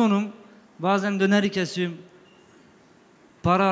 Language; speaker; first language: Turkish; native; Turkish